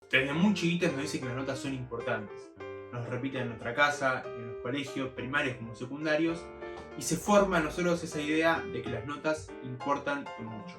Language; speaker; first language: Spanish; native; Spanish